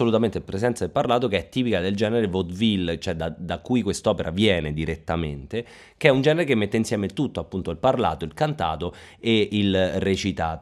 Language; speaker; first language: Italian; native; Italian